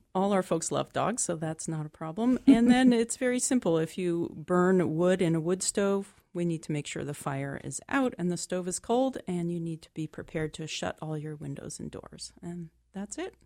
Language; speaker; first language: English; native; English